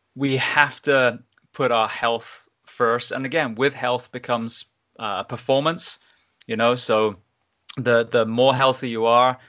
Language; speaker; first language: English; native; English